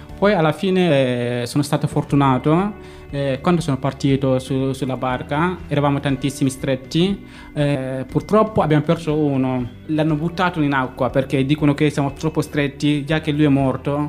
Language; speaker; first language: Italian; non-native, fluent; Fula